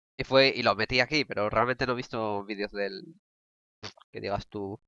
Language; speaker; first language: Spanish; native; Spanish